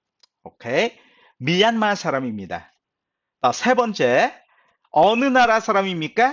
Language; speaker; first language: Korean; non-native, fluent; Khmer